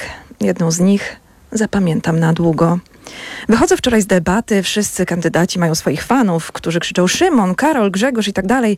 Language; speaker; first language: Polish; native; Polish